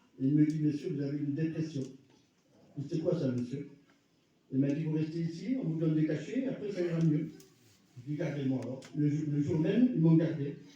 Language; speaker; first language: French; early bilingual, other home language; Arabic